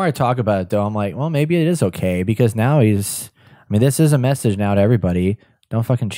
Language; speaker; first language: English; native; English